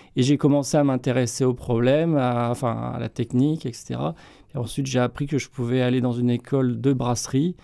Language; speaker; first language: French; native; French